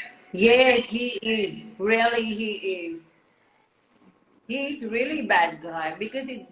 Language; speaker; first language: English; non-native, learner; Hindi